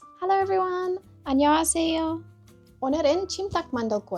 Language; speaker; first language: Korean; non-native, learner; English